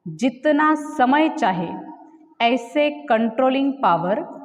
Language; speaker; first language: Hindi; non-native, local second language; Marathi